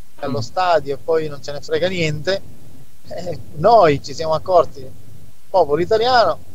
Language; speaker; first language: Italian; native; Italian